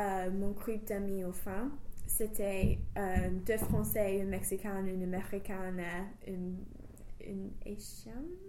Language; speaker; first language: French; non-native, fluent; English